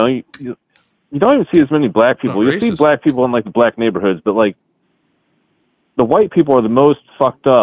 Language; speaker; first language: English; native; English